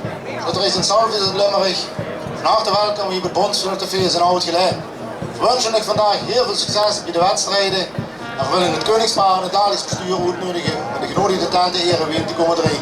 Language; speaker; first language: Dutch; native; Dutch